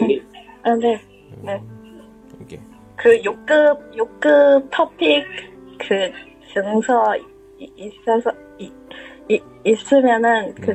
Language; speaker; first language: Korean; non-native, learner; Chinese